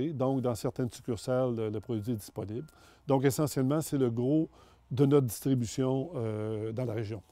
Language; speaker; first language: French; native; French